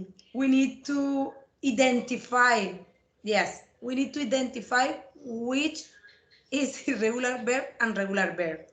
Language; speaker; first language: English; non-native, learner; Spanish